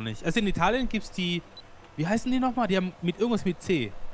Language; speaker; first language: German; native; German